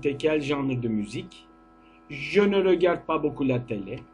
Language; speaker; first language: French; non-native, fluent; Turkish